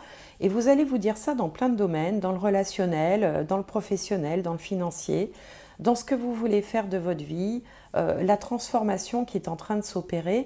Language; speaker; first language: French; native; French